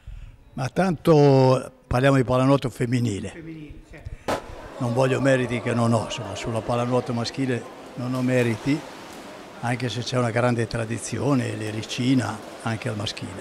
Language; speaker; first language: Italian; native; Italian